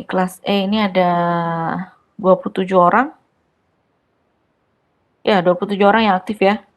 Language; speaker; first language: Indonesian; native; Indonesian